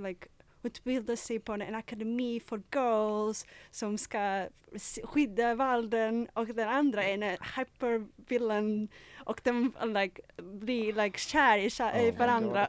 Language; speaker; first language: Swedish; non-native, fluent; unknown